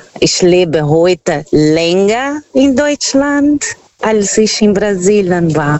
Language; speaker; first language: German; non-native, fluent; Portuguese